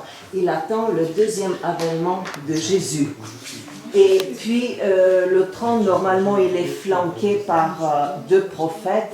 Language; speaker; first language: French; non-native, fluent; Bulgarian